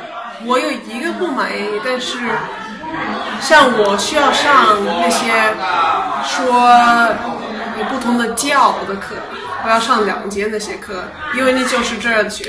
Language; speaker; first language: Chinese; early bilingual, heritage; Chinese